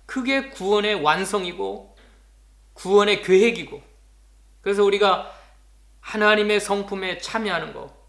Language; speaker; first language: Korean; native; Korean